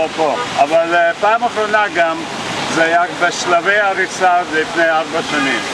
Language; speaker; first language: Hebrew; non-native, fluent; Russian